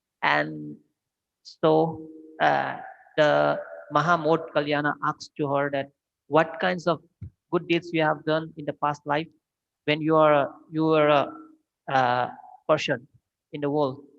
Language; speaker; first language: English; non-native, fluent; Thai